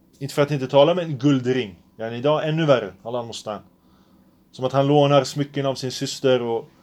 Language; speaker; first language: Swedish; early bilingual, other home language; Arabic